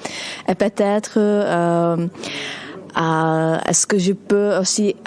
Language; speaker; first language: French; non-native, learner; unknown